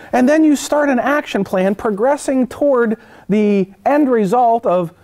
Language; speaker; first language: English; native; English